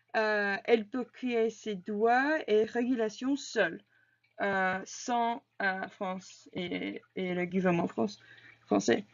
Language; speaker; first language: French; non-native, learner; English